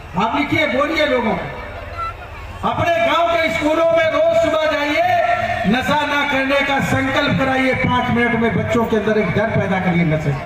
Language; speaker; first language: Hindi; native; Hindi